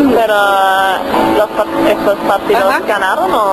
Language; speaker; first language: Spanish; non-native, learner; English